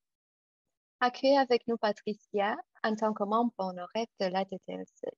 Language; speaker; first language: French; non-native, fluent; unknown